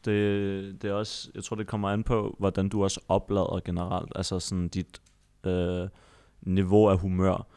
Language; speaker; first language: Danish; early bilingual, other home language; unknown